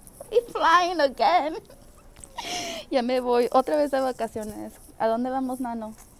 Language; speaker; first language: Spanish; early bilingual, heritage; Spanish